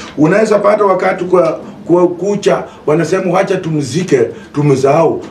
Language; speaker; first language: Swahili; non-native, local second language; Luyia